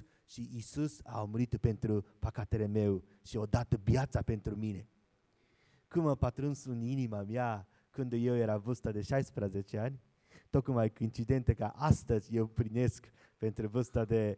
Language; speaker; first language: Romanian; non-native, learner; Japanese